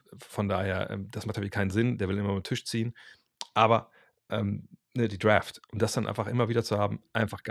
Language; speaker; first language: German; native; German